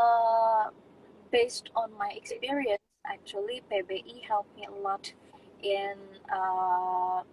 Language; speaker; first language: English; non-native, fluent; Indonesian